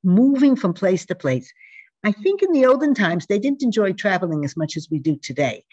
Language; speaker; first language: English; native; English